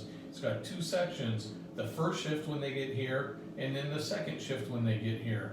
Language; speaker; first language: English; native; English